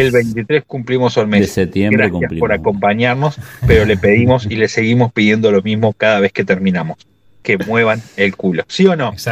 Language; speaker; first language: Spanish; native; Spanish